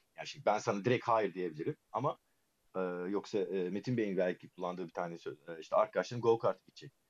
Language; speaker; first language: Turkish; early bilingual, heritage; Turkish